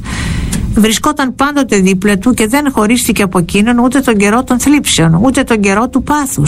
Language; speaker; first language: Greek; native; Greek